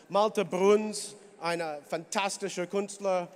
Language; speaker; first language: German; non-native, learner; English